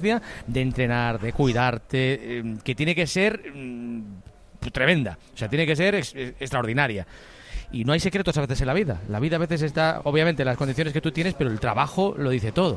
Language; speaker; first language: Spanish; native; Spanish